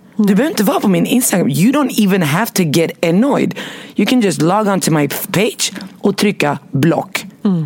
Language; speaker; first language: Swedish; early bilingual, other home language; Arabic